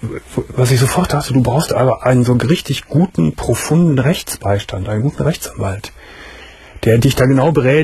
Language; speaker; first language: German; native; German